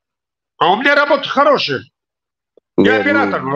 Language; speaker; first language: Russian; non-native, local second language; Tajik